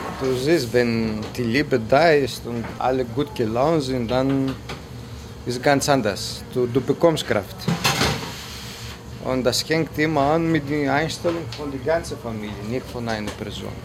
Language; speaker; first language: German; non-native, learner; Greek